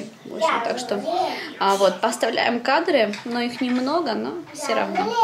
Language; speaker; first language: Russian; native; Russian